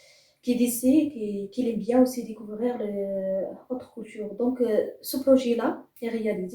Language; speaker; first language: French; non-native, fluent; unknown